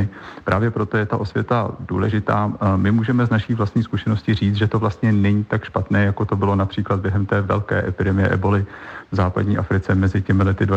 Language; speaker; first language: Czech; native; Czech